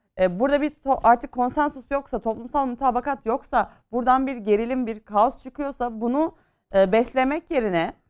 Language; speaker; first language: Turkish; native; Turkish